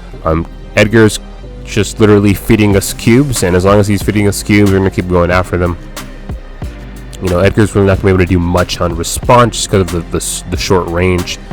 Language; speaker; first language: English; native; English